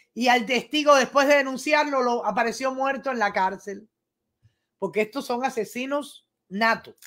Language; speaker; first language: Spanish; native; Spanish